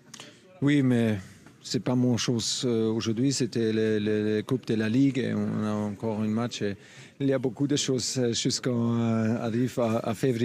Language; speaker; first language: French; non-native, fluent; German